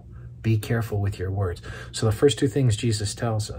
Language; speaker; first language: English; native; English